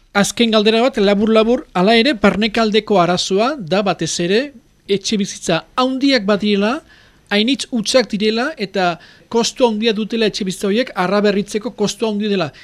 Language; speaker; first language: Basque; native; Basque